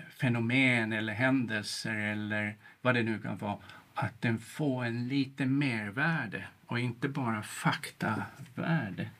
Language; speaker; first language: Swedish; non-native, local second language; Finnish